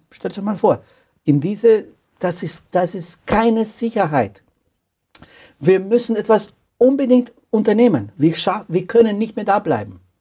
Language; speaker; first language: German; non-native, fluent; Romanian